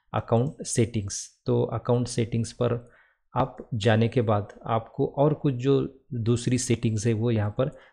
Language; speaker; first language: Hindi; non-native, local second language; Marathi